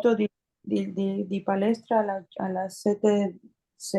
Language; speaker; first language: Italian; non-native, learner; Spanish